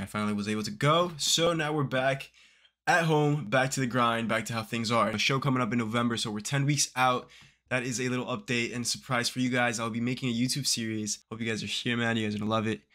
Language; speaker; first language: English; early bilingual, other home language; Turkish